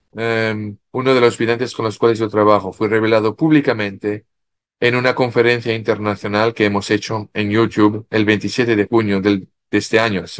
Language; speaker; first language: Spanish; non-native, fluent; French